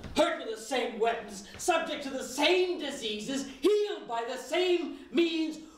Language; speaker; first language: English; native; English